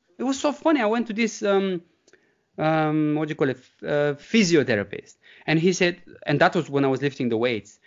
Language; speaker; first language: English; non-native, fluent; Bulgarian